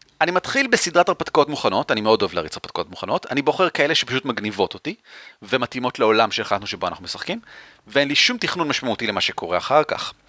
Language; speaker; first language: Hebrew; native; Hebrew